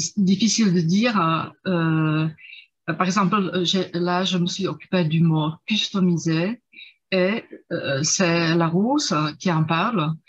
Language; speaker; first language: French; non-native, fluent; Czech